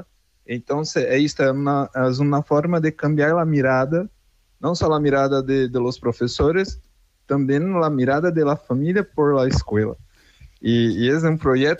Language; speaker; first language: Spanish; non-native, fluent; Portuguese